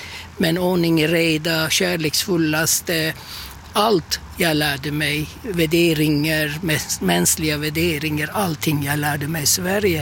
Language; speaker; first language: Swedish; non-native, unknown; Turkish